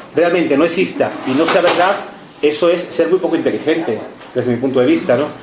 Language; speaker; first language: Spanish; native; Spanish